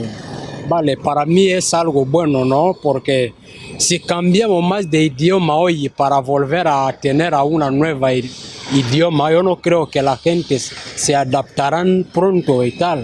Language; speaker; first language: Spanish; non-native, fluent; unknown